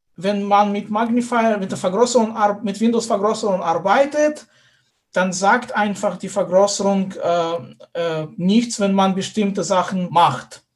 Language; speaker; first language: German; non-native, fluent; Russian